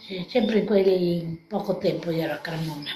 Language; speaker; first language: Italian; non-native, local second language; Venetian